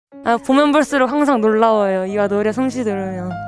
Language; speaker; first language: Korean; native; Korean